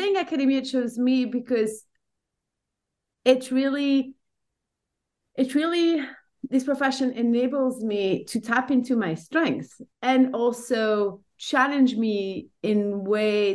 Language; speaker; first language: English; non-native, fluent; French